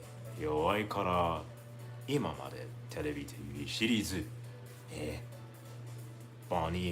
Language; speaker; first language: Japanese; non-native, learner; English